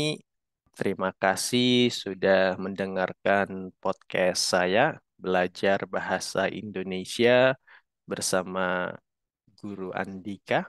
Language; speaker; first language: Indonesian; native; Indonesian